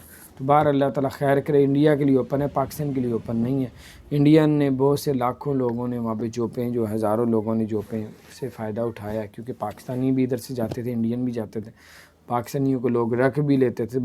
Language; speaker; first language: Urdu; non-native, local second language; Punjabi